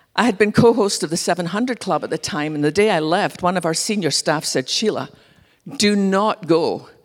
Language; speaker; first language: English; native; English